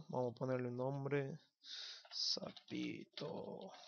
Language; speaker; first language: Spanish; native; Spanish